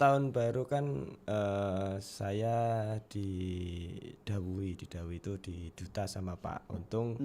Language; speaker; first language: Indonesian; non-native, local second language; Javanese